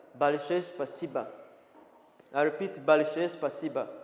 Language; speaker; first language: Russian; non-native, learner; Kinyarwanda